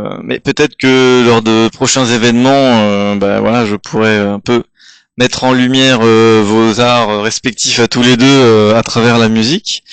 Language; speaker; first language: French; native; French